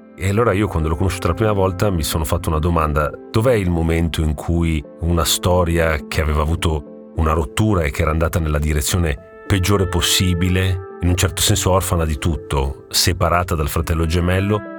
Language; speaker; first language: Italian; native; Italian